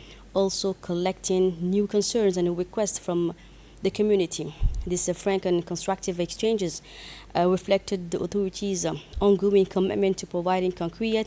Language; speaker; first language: English; non-native, fluent; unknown